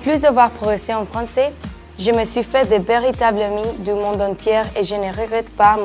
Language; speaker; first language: French; non-native, fluent; Spanish